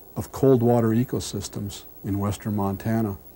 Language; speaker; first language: English; native; English